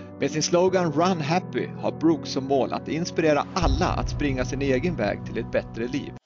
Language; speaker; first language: Swedish; native; Swedish